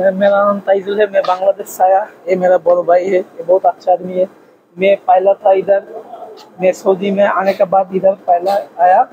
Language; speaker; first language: Hindi; non-native, learner; Bangla